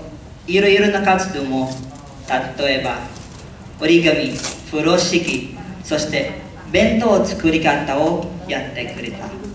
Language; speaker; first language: Japanese; non-native, learner; Filipino